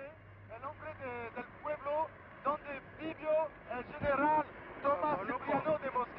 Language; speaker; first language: Spanish; non-native, learner; French